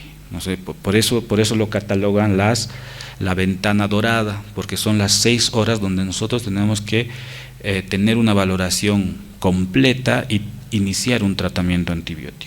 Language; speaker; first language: Spanish; native; Spanish